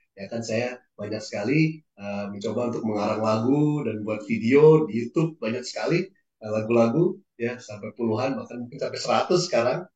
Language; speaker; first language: Indonesian; native; Indonesian